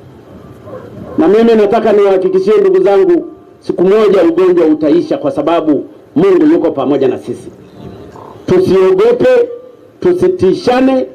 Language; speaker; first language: Swahili; native; Swahili